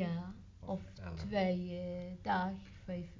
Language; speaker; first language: Dutch; non-native, learner; Arabic